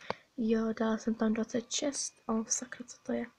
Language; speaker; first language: Czech; early bilingual, heritage; Czech